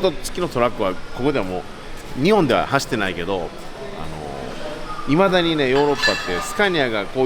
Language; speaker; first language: Japanese; native; Japanese